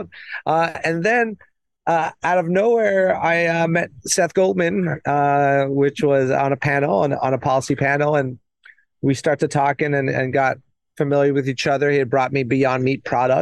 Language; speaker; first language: English; native; English